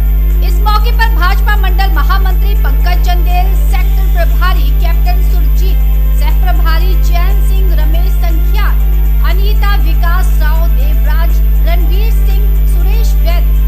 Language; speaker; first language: Hindi; native; Hindi